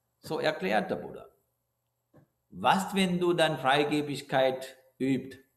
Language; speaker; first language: German; non-native, fluent; Sinhala